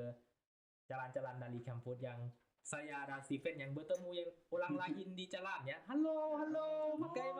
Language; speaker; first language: Indonesian; non-native, learner; Thai